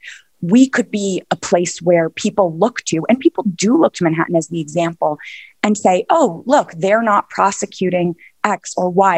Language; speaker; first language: English; native; English